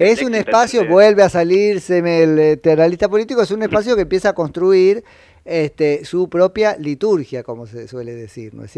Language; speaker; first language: Spanish; native; Spanish